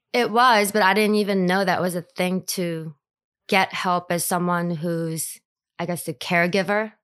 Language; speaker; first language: English; early bilingual, other home language; Korean